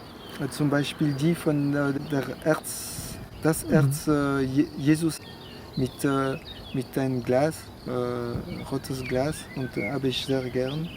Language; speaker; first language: German; non-native, fluent; French